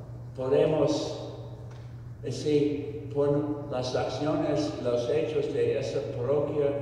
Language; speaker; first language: Spanish; non-native, fluent; English